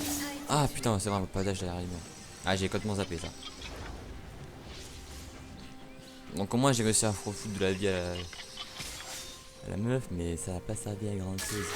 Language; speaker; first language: French; native; French